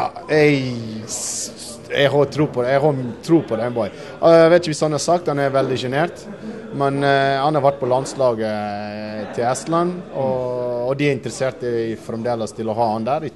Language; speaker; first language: Norwegian; non-native, fluent; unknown